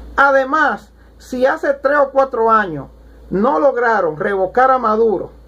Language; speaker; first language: Spanish; native; Spanish